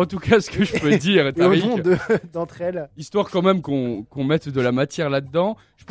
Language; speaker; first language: French; native; French